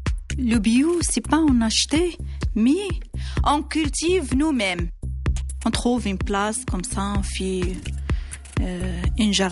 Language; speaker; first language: French; non-native, learner; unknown